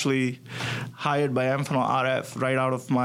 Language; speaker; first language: English; non-native, local second language; Gujarati